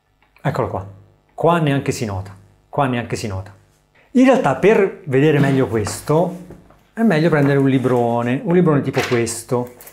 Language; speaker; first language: Italian; native; Italian